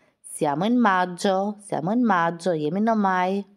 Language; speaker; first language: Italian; non-native, fluent; Albanian